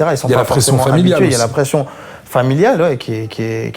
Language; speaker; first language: French; native; French